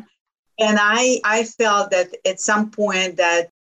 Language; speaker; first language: English; non-native, fluent; Lithuanian